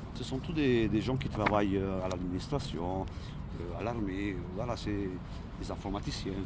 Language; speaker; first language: French; non-native, local second language; Italian